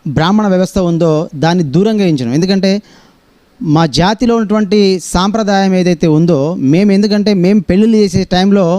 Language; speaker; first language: Telugu; non-native, local second language; Lambadi